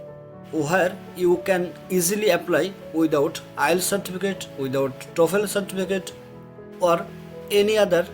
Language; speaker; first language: English; non-native, fluent; Bangla